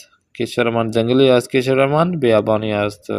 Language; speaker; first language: Persian; non-native, fluent; Urdu